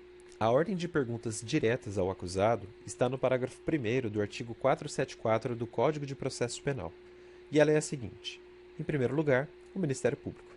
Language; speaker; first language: Portuguese; native; Portuguese